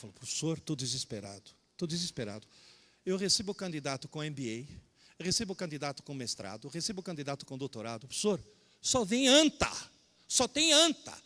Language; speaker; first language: Portuguese; early bilingual, other home language; Italian